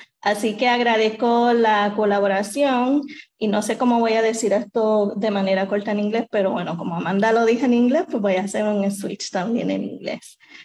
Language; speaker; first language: Spanish; native; Spanish